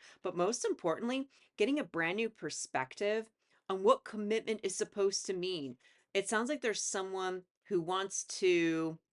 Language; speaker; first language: English; native; English